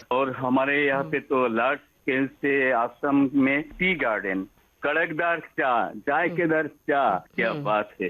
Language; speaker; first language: Hindi; non-native, local second language; Bangla